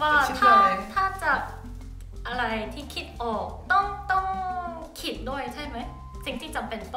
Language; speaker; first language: Thai; non-native, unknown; Korean